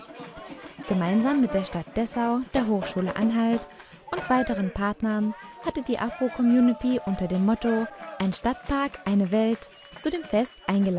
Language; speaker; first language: German; native; German